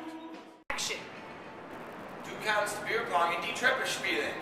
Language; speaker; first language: German; non-native, learner; English